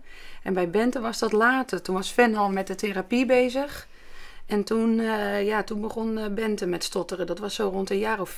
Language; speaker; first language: Dutch; native; Dutch